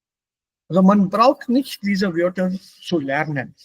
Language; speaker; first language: German; non-native, fluent; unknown